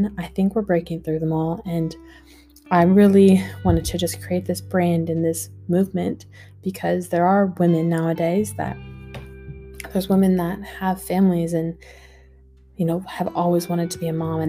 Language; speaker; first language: English; native; English